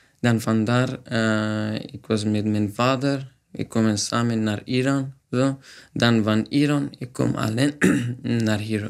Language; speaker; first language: Dutch; non-native, learner; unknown